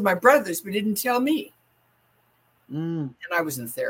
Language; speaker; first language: English; native; English